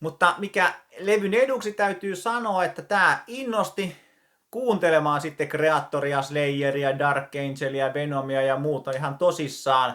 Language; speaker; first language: Finnish; native; Finnish